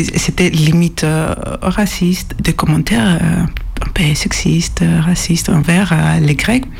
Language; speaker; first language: French; non-native, fluent; Greek